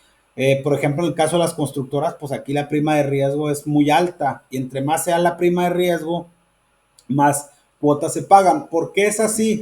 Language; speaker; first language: Spanish; native; Spanish